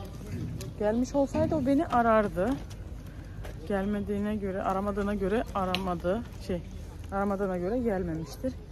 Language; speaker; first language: Turkish; early bilingual, heritage; Turkish